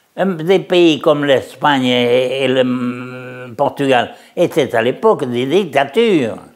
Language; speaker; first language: French; native; French